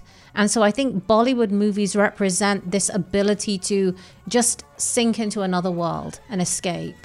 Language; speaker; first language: English; native; English